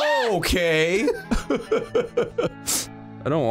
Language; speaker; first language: English; native; English